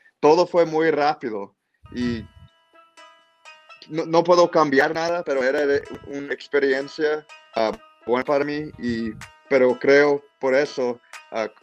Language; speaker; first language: Spanish; early bilingual, heritage; English